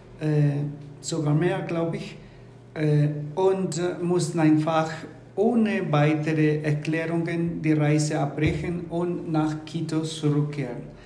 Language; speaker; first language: German; non-native, fluent; Spanish